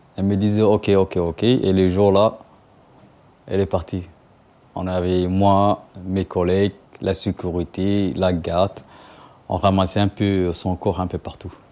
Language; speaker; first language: French; non-native, local second language; Somali